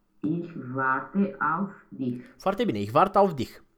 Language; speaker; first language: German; non-native, fluent; Romanian